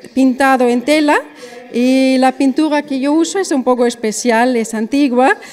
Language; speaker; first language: Spanish; non-native, fluent; German